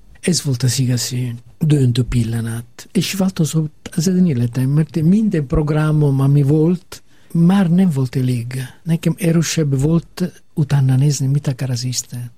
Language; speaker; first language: Hungarian; non-native, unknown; Italian